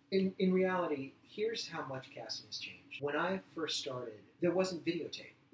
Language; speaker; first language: English; native; English